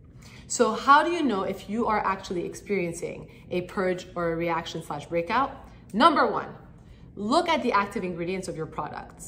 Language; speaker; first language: English; native; English